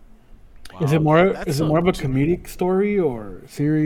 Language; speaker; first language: English; early bilingual, other home language; Spanish